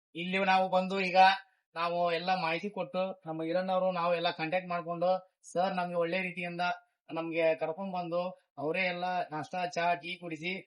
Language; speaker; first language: Kannada; native; Kannada